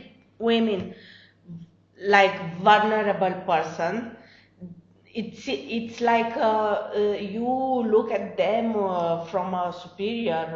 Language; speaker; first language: English; non-native, fluent; Romanian